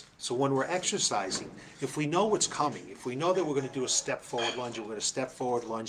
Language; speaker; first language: English; native; English